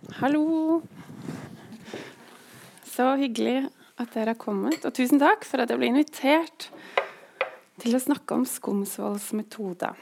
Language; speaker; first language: Norwegian; native; Norwegian